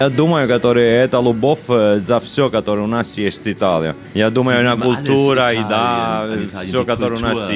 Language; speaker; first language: Russian; non-native, learner; Italian